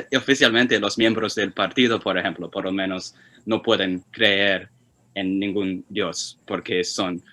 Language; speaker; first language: Spanish; non-native, fluent; Chinese